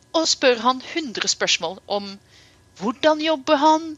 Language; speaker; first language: Norwegian; non-native, fluent; Dutch